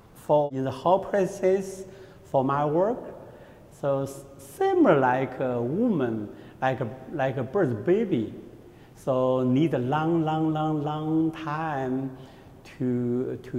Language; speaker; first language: English; non-native, learner; Chinese